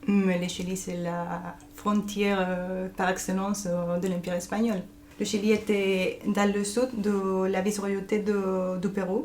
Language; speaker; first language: French; non-native, fluent; Spanish